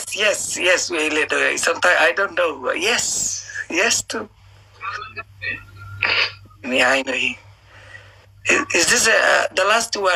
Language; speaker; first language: English; non-native, learner; Somali